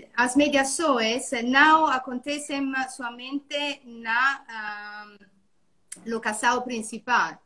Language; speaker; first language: Portuguese; non-native, learner; Italian